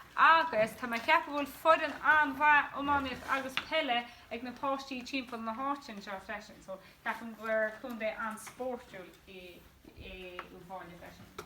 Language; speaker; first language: Irish; native; Irish